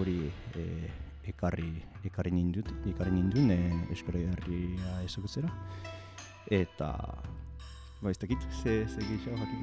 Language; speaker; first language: Basque; non-native, fluent; Japanese